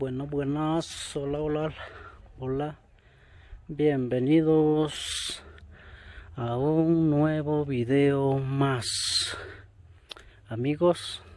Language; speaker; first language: Spanish; native; Spanish